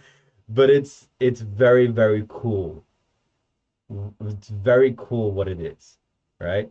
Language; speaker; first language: English; native; English